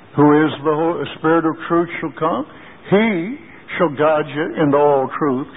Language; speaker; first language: English; native; English